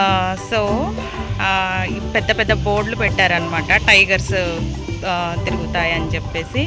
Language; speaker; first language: Telugu; native; Telugu